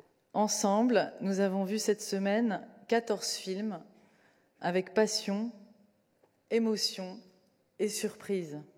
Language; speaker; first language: French; native; French